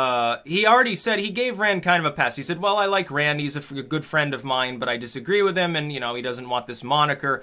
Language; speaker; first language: English; native; English